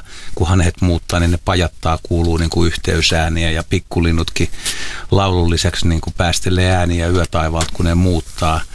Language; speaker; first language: Finnish; native; Finnish